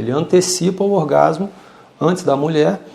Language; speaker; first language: Portuguese; native; Portuguese